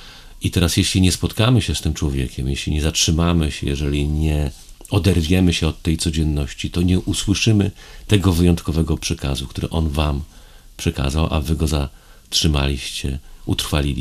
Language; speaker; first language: Polish; native; Polish